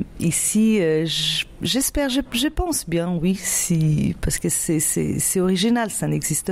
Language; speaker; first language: French; non-native, fluent; Portuguese